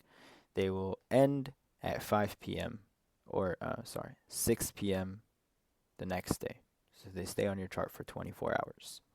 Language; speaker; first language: English; native; English